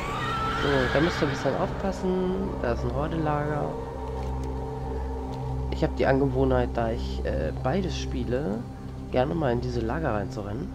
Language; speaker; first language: German; native; German